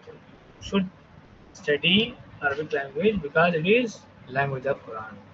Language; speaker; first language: English; non-native, local second language; Tamil